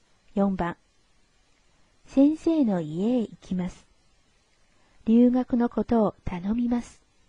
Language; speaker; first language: Japanese; non-native, fluent; Chinese